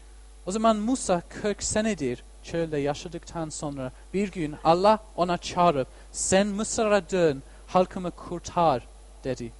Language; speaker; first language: Turkish; non-native, fluent; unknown